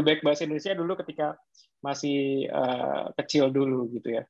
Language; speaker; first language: Indonesian; native; Indonesian